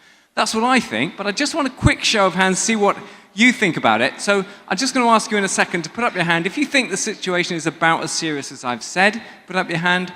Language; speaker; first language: English; native; English